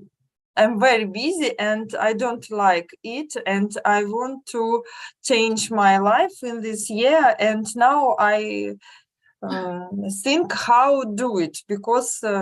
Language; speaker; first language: English; non-native, learner; Russian